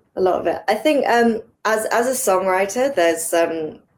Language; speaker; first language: English; native; English